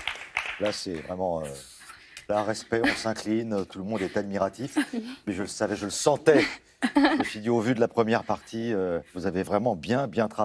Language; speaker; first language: French; native; French